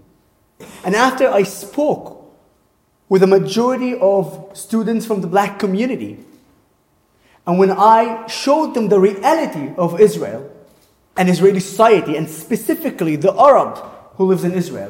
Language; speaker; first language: English; non-native, fluent; Arabic